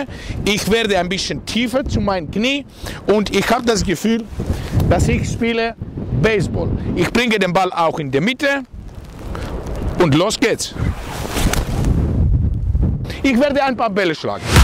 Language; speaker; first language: German; non-native, learner; Greek